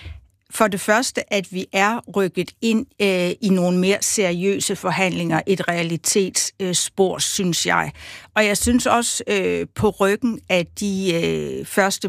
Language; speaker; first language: Danish; native; Danish